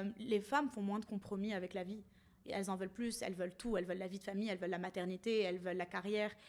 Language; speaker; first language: French; non-native, local second language; Arabic